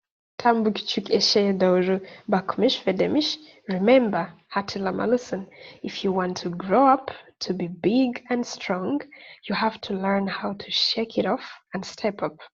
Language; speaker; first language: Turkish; non-native, learner; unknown